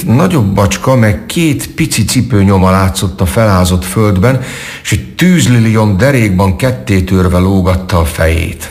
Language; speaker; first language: Hungarian; native; Hungarian